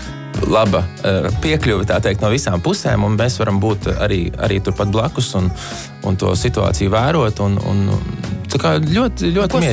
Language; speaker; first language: Latvian; native; Latvian